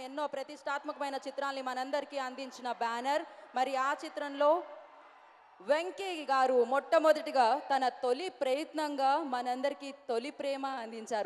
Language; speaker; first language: Telugu; native; Telugu